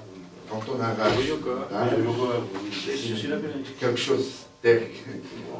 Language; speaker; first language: French; non-native, fluent; Portuguese